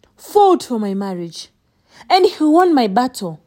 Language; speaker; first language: English; non-native, local second language; Swahili